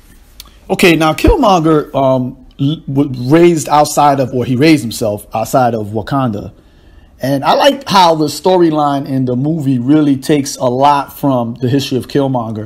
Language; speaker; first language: English; native; English